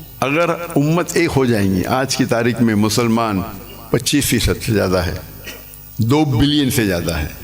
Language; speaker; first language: Urdu; non-native, local second language; English